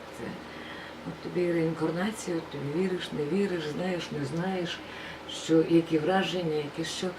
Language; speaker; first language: Ukrainian; non-native, local second language; Russian